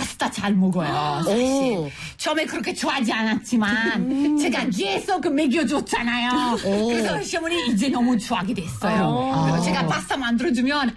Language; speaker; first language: Korean; non-native, fluent; Italian